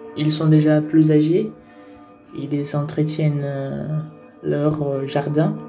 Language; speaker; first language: French; non-native, fluent; Portuguese